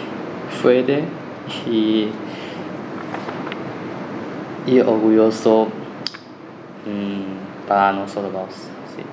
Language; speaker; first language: Spanish; non-native, learner; Chinese